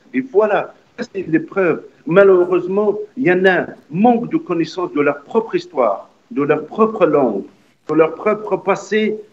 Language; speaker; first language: French; non-native, local second language; Arabic